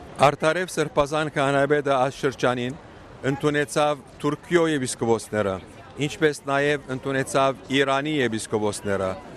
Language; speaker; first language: Armenian; early bilingual, heritage; Armenian